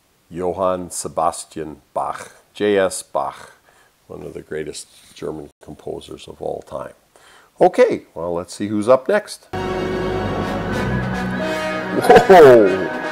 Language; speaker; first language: English; early bilingual, other home language; German